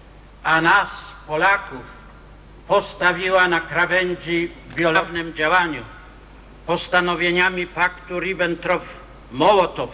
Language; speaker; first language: Polish; native; Polish